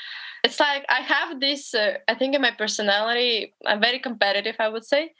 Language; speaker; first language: English; non-native, fluent; Russian